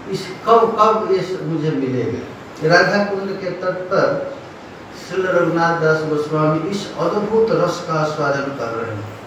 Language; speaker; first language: Hindi; non-native, local second language; Bangla